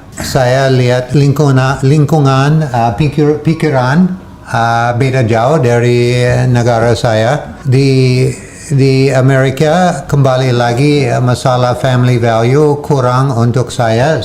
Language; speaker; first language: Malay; non-native, fluent; English